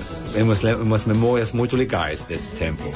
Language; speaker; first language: Portuguese; non-native, fluent; German